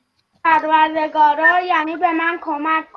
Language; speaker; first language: Persian; native; Persian